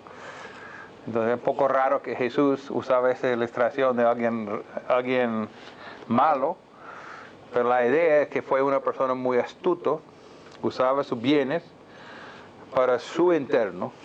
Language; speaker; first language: Spanish; non-native, fluent; English